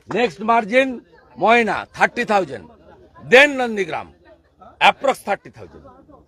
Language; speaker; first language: Hindi; non-native, local second language; Bangla